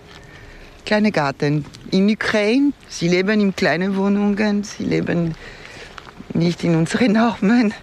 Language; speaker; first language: German; non-native, fluent; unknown